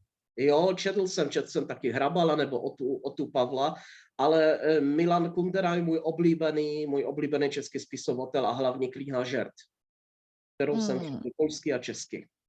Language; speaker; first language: Czech; non-native, fluent; Polish